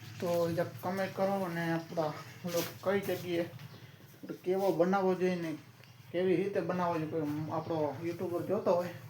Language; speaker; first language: Gujarati; native; Gujarati